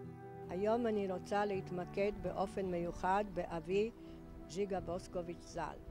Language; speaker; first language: Hebrew; non-native, fluent; Serbian